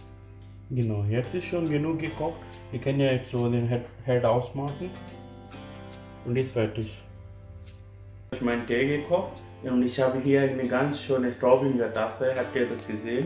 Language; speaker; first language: German; non-native, fluent; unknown